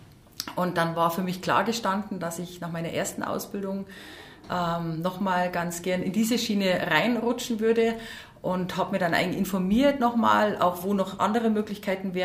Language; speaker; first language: German; native; German